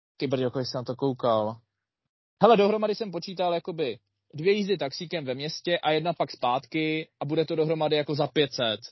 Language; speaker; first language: Czech; native; Czech